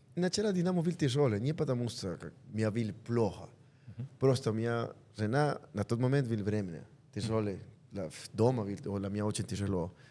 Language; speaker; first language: Russian; non-native, learner; Spanish